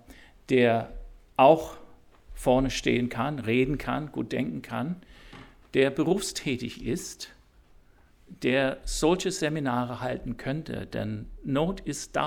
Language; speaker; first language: German; non-native, fluent; English